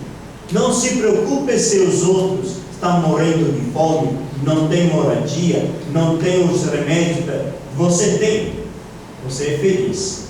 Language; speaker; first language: Portuguese; non-native, fluent; Italian